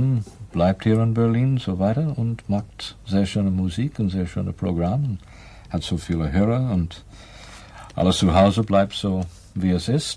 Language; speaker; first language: German; non-native, learner; English